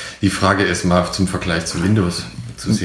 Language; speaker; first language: German; native; German